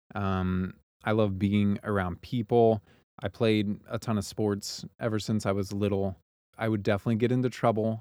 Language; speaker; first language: English; native; English